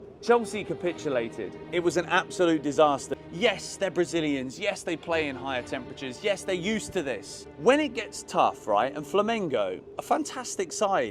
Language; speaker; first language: English; native; English